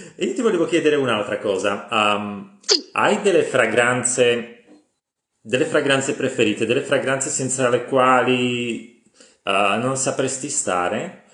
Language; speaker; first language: Italian; non-native, fluent; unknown